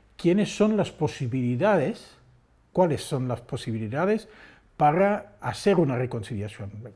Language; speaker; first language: Spanish; non-native, fluent; Dutch